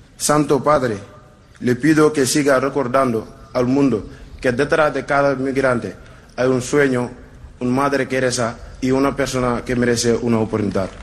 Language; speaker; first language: Spanish; non-native, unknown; Wolof